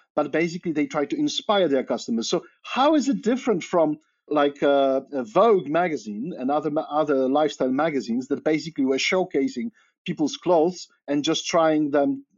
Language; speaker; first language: English; non-native, fluent; Polish